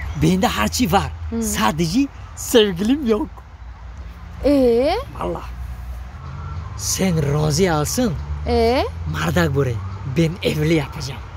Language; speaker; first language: Turkish; non-native, learner; Tajik